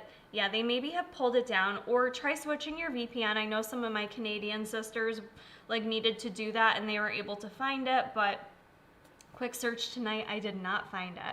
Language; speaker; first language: English; native; English